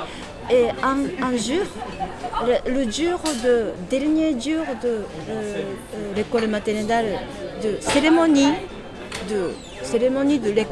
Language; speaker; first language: French; non-native, learner; Japanese